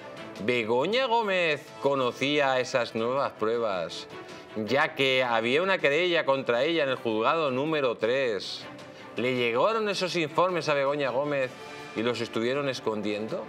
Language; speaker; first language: Spanish; native; Spanish